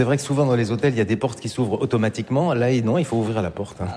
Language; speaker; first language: French; native; French